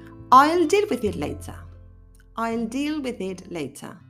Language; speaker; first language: English; non-native, fluent; Spanish